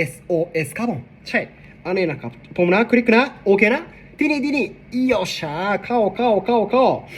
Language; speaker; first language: Thai; non-native, learner; Japanese